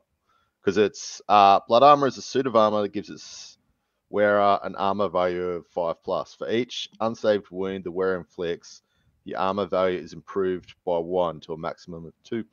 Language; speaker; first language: English; native; English